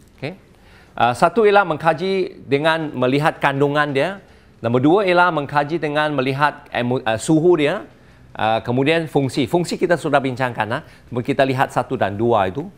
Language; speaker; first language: Malay; non-native, local second language; Chinese